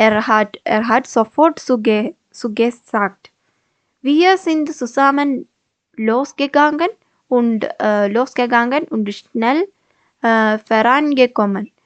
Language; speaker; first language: German; non-native, learner; Malayalam